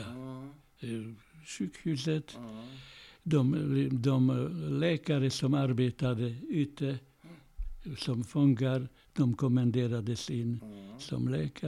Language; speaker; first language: Swedish; non-native, fluent; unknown